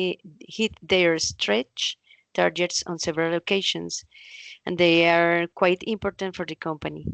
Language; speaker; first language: English; non-native, learner; Spanish